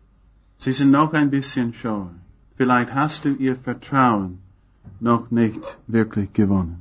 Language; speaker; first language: German; non-native, fluent; English